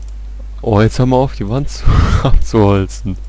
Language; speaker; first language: German; native; German